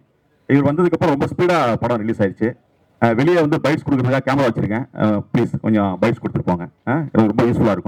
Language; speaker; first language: Tamil; native; Tamil